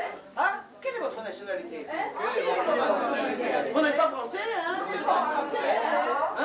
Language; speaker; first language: French; non-native, fluent; Russian